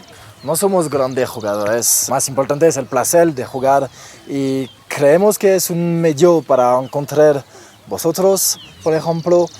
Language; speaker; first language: Spanish; non-native, learner; French